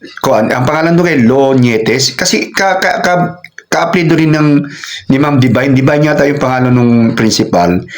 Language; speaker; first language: Filipino; non-native, local second language; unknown